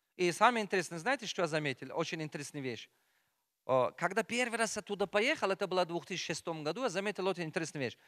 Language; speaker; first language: Russian; non-native, local second language; Tajik